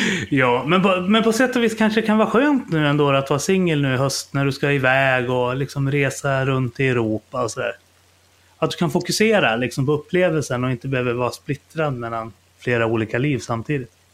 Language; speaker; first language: Swedish; native; Swedish